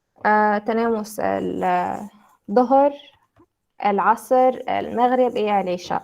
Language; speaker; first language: Spanish; non-native, learner; Arabic